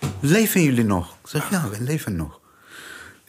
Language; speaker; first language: Dutch; non-native, learner; Persian